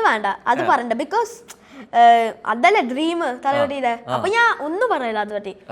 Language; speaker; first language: Malayalam; early bilingual, heritage; Malayalam